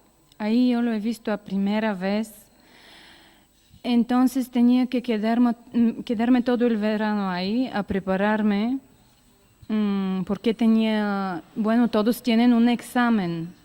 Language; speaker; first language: Spanish; non-native, learner; Bulgarian